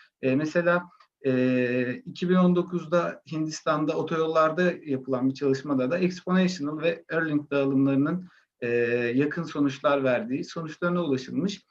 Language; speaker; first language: Turkish; native; Turkish